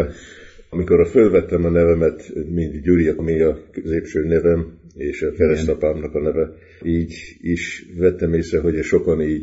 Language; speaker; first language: Hungarian; early bilingual, heritage; Hungarian